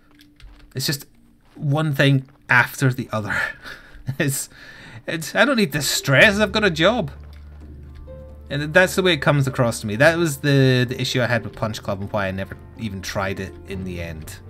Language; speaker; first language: English; native; English